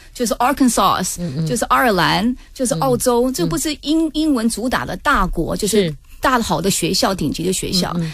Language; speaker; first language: Chinese; early bilingual, heritage; English